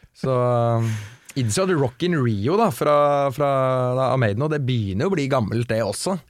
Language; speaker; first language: Norwegian; native; Norwegian